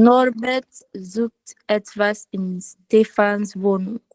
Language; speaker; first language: German; non-native, learner; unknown